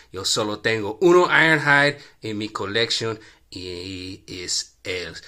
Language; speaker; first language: Spanish; non-native, learner; English